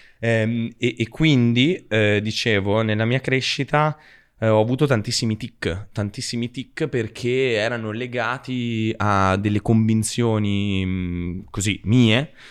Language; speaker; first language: Italian; native; Italian